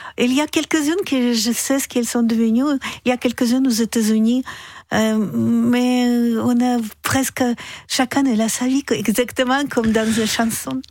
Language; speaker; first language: French; non-native, fluent; Russian